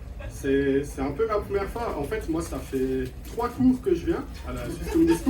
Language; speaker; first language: French; native; French